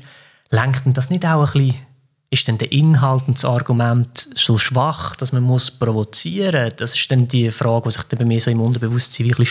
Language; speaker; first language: German; native; German